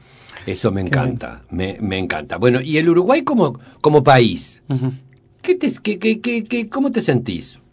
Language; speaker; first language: Spanish; native; Spanish